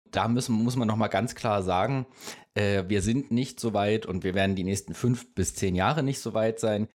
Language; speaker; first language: German; native; German